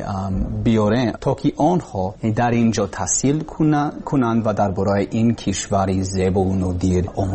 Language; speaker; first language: Persian; non-native, learner; English